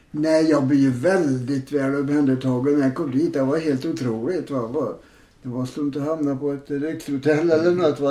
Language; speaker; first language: Swedish; native; Swedish